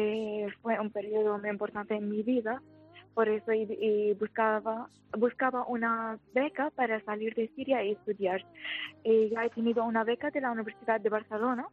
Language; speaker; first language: Spanish; non-native, fluent; Arabic